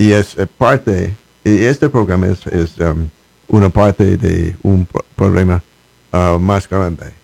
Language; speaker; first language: Spanish; non-native, learner; English